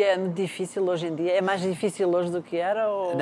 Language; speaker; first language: Portuguese; native; Portuguese